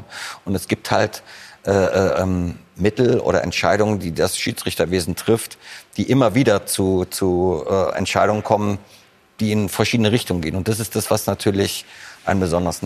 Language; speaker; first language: German; native; German